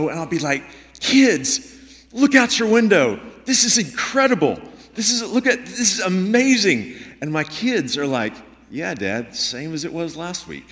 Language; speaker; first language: English; native; English